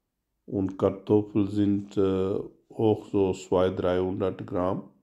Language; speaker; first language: German; non-native, learner; Urdu